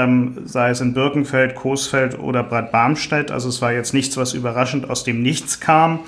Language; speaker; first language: German; native; German